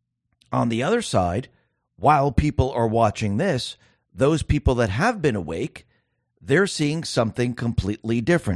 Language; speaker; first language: English; native; English